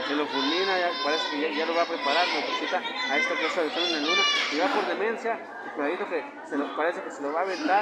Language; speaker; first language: Spanish; native; Spanish